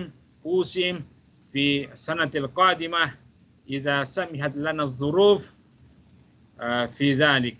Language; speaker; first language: Arabic; non-native, fluent; Malay